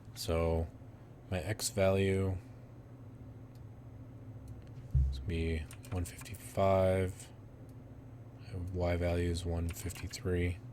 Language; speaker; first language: English; native; English